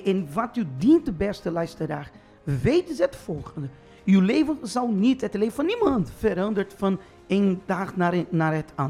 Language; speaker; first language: Dutch; non-native, fluent; Portuguese